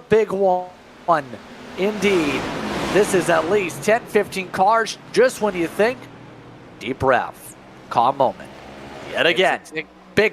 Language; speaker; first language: English; native; English